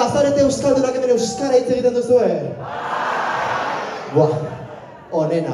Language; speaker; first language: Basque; non-native, local second language; Spanish